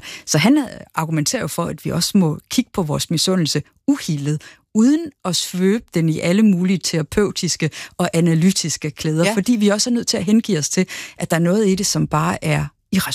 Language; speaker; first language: Danish; native; Danish